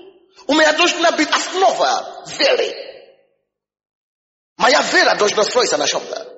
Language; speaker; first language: Russian; non-native, fluent; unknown